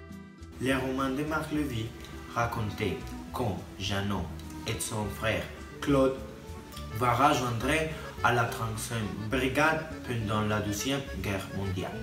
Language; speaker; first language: French; non-native, learner; Spanish